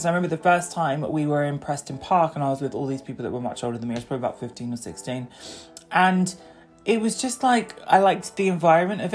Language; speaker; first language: English; native; English